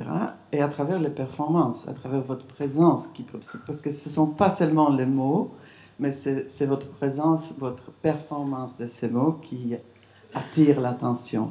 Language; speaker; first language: French; non-native, fluent; English